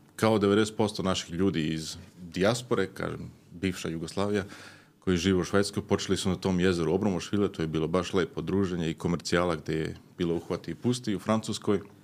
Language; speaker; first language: Serbian; early bilingual, heritage; Serbian